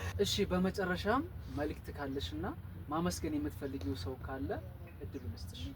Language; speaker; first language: Amharic; native; Amharic